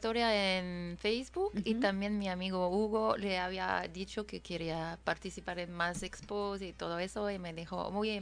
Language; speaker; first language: Spanish; non-native, fluent; French